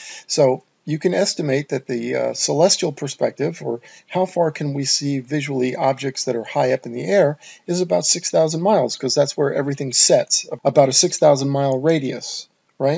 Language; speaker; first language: English; native; English